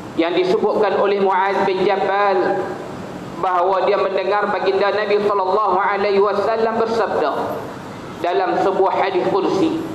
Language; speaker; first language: Malay; native; Malay